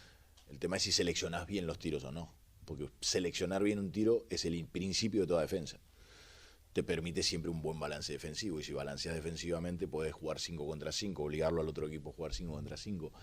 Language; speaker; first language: Spanish; native; Spanish